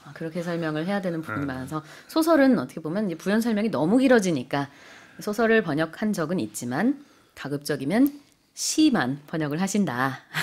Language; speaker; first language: Korean; native; Korean